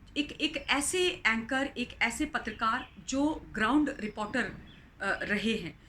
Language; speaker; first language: Hindi; native; Hindi